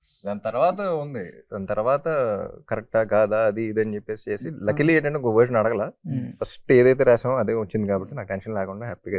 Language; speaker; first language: Telugu; native; Telugu